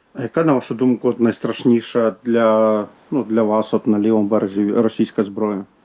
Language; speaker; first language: Ukrainian; native; Ukrainian